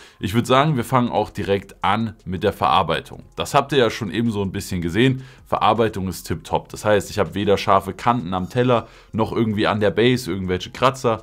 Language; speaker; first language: German; native; German